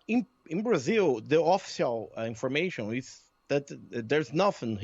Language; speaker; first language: English; non-native, learner; Portuguese